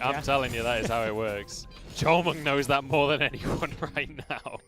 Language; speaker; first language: English; native; English